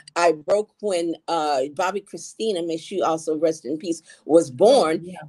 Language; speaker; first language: English; native; English